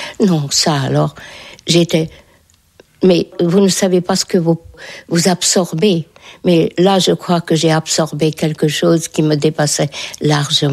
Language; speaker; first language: French; non-native, fluent; Hungarian